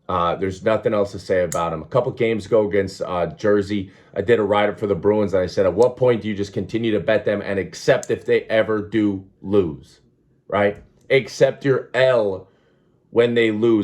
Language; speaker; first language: English; native; English